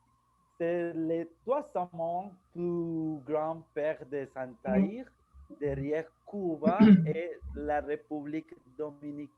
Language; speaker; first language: French; non-native, learner; Spanish